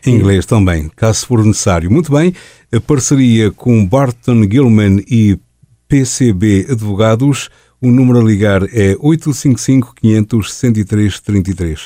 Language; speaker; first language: Portuguese; native; Portuguese